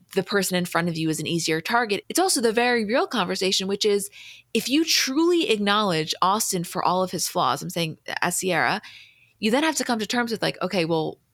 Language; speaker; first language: English; native; English